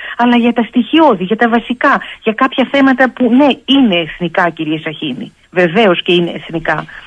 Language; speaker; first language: Greek; native; Greek